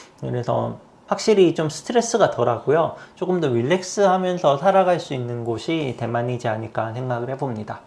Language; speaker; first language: Korean; native; Korean